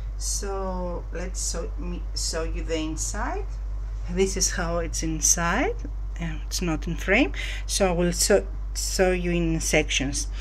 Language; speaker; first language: English; non-native, fluent; Greek